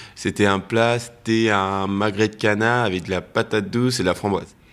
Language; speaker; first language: French; native; French